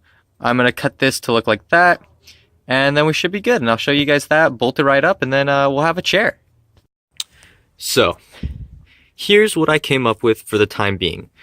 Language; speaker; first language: English; native; English